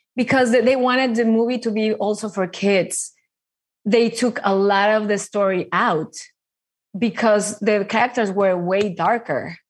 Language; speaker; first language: English; non-native, fluent; Spanish